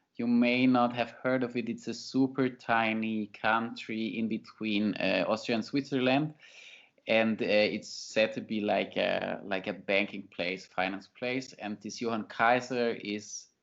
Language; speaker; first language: English; non-native, fluent; German